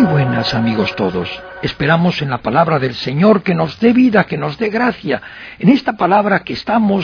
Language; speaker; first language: Spanish; native; Spanish